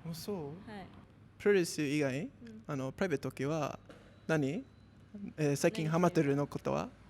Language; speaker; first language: Japanese; non-native, learner; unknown